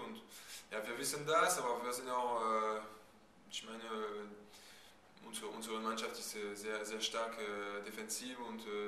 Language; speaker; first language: German; non-native, fluent; French